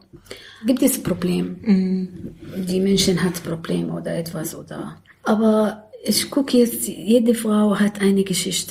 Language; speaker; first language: German; non-native, learner; Arabic